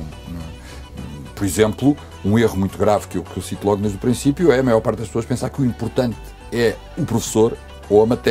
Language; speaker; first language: Portuguese; native; Portuguese